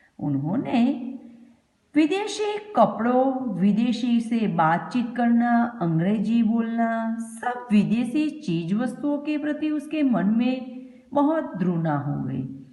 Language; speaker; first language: Hindi; non-native, local second language; Gujarati